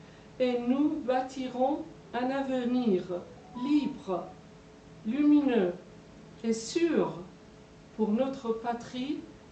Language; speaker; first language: French; non-native, fluent; Persian